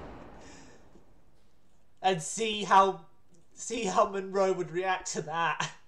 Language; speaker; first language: English; native; English